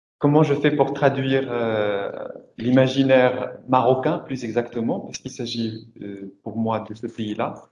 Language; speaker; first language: French; non-native, local second language; Arabic